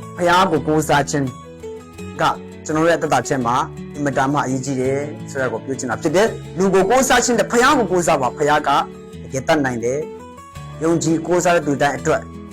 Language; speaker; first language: Burmese; non-native, local second language; Tedim Chin